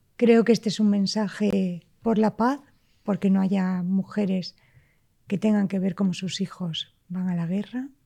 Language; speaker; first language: Spanish; native; Spanish